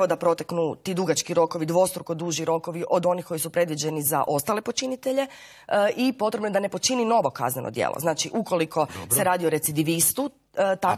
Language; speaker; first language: Croatian; native; Croatian